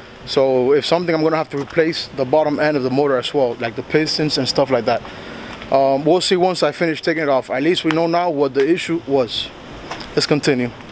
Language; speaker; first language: English; early bilingual, other home language; Spanish